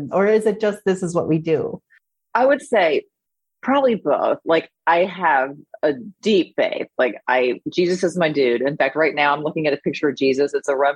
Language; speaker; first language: English; native; English